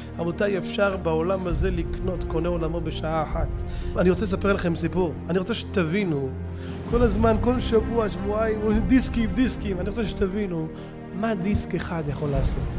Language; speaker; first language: Hebrew; native; Hebrew